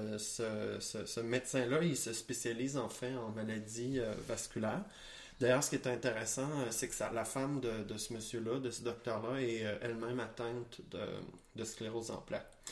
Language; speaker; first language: French; native; French